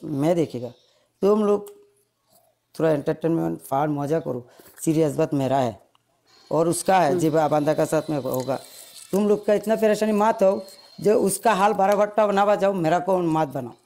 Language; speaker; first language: Hindi; non-native, learner; Bangla